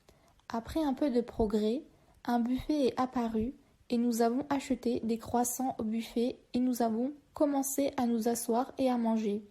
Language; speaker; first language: French; non-native, learner; Turkish